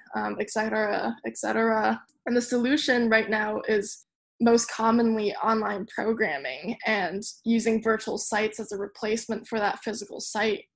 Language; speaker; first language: English; non-native, local second language; Cantonese